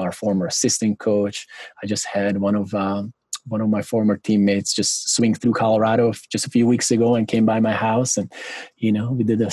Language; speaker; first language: English; non-native, fluent; Hungarian